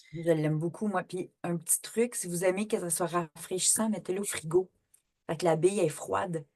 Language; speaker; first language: French; native; French